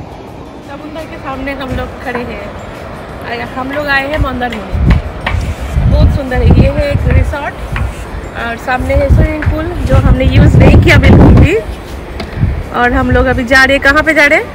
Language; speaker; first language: Hindi; non-native, local second language; Bangla